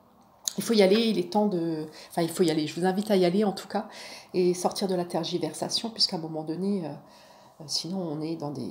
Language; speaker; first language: French; native; French